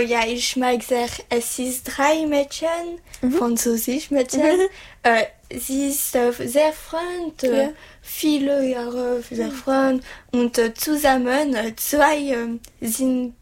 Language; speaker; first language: German; non-native, learner; French